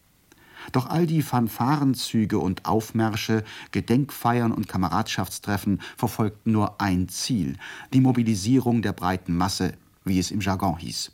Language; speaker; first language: German; native; German